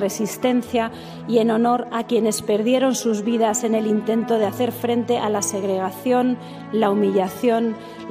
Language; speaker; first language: Spanish; native; Spanish